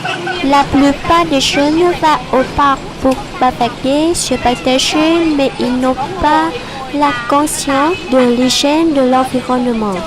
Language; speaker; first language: French; non-native, local second language; Vietnamese